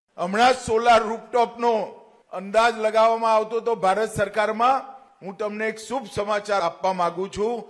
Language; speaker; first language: Gujarati; native; Gujarati